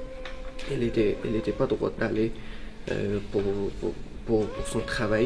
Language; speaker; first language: French; non-native, learner; Persian